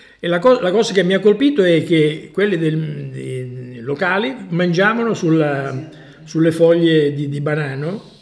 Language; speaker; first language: Italian; native; Italian